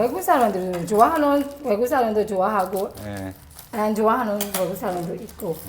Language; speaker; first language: Korean; non-native, learner; Burmese